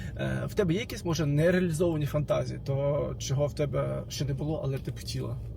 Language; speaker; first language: Ukrainian; non-native, local second language; Russian